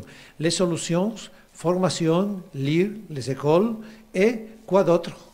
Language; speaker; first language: French; non-native, fluent; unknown